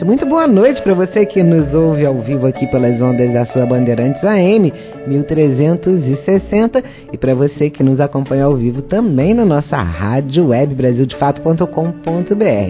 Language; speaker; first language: Portuguese; native; Portuguese